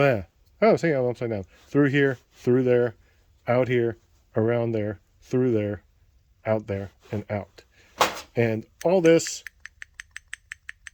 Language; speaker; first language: English; native; English